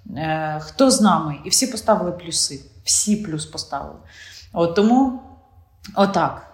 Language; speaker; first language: Ukrainian; non-native, local second language; Russian